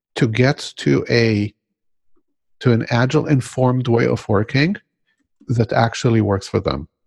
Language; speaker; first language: English; non-native, fluent; Hebrew